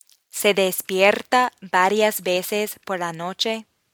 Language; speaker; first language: Spanish; non-native, fluent; English